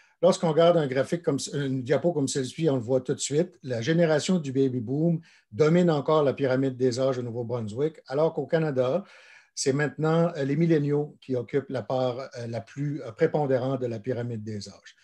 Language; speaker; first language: French; native; French